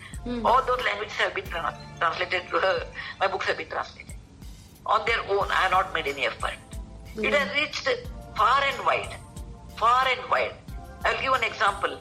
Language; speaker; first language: English; non-native, local second language; Kannada